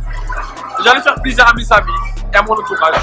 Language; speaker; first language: French; non-native, local second language; English